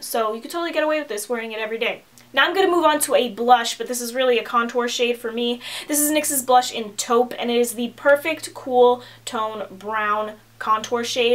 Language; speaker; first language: English; native; English